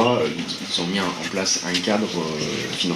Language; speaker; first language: French; native; French